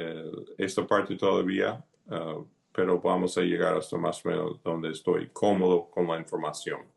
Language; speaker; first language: Spanish; non-native, fluent; English